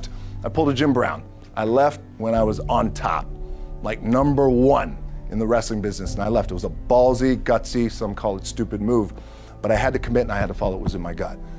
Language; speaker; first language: English; native; English